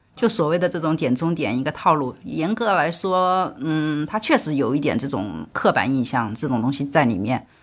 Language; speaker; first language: Chinese; native; Chinese